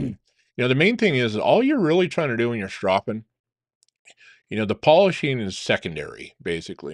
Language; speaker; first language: English; native; English